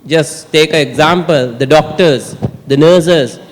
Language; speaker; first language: English; non-native, local second language; Sinhala